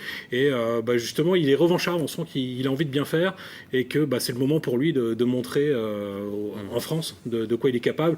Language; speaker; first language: French; native; French